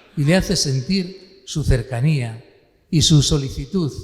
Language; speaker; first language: Spanish; native; Spanish